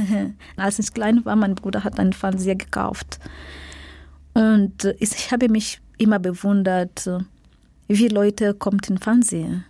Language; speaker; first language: German; non-native, learner; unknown